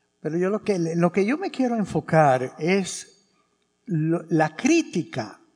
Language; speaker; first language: Spanish; early bilingual, heritage; English